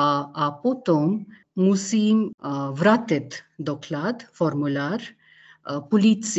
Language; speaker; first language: Czech; non-native, learner; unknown